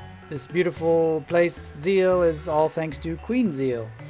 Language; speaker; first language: English; native; English